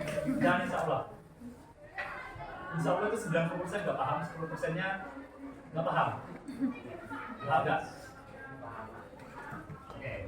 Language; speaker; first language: Indonesian; native; Indonesian